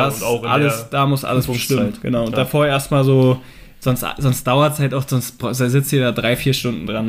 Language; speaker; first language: German; native; German